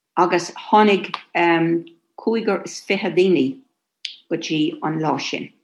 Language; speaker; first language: Irish; non-native, local second language; English